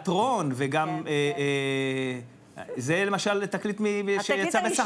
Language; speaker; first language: Hebrew; native; Hebrew